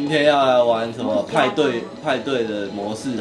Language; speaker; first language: Chinese; native; Chinese